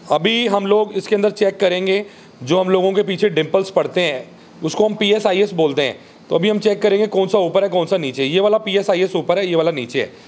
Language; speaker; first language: Hindi; native; Hindi